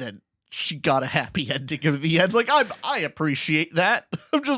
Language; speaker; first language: English; native; English